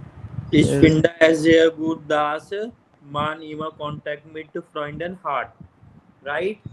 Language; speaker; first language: German; non-native, fluent; Hindi